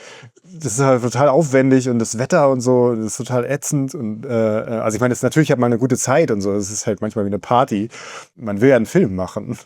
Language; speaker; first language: German; native; German